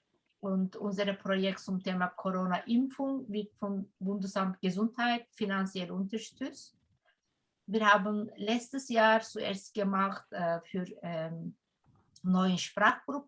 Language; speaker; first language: German; non-native, fluent; Turkish